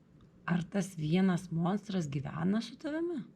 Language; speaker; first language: Lithuanian; non-native, learner; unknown